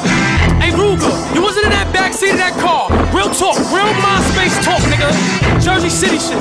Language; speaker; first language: English; native; English